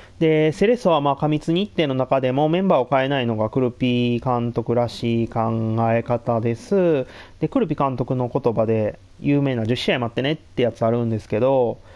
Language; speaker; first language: Japanese; native; Japanese